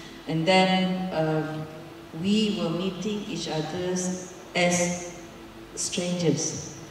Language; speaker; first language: English; non-native, local second language; Malay